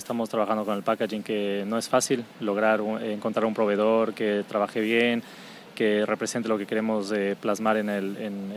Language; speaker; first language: Spanish; native; Spanish